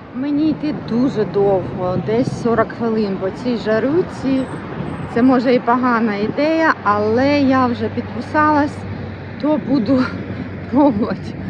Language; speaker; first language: Ukrainian; non-native, local second language; Russian